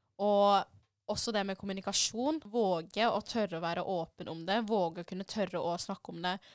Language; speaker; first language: Norwegian; early bilingual, other home language; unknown